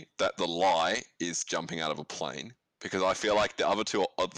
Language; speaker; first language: English; native; English